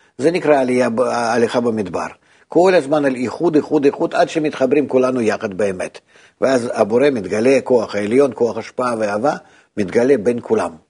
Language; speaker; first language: Hebrew; non-native, fluent; Russian